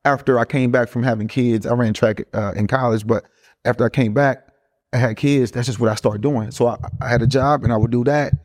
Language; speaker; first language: English; early bilingual, other home language; Spanish